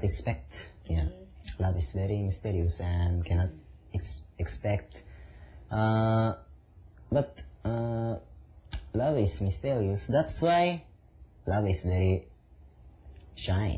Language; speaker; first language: English; non-native, learner; Japanese